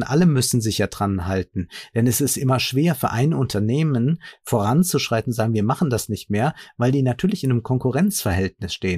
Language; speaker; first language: German; native; German